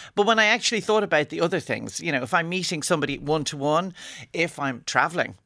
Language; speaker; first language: English; native; English